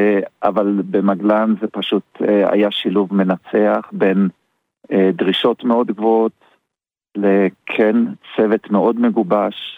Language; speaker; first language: Hebrew; early bilingual, other home language; German